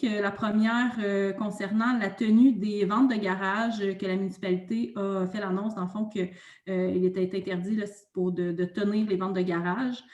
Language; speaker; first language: French; native; French